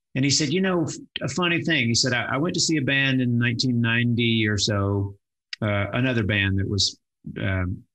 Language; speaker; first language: English; native; English